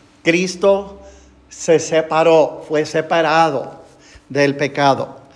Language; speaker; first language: Spanish; non-native, fluent; English